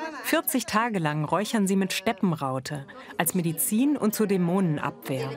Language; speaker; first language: German; native; German